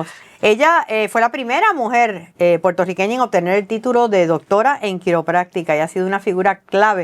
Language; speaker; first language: Spanish; native; Spanish